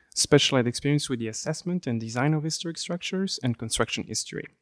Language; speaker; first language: English; non-native, fluent; French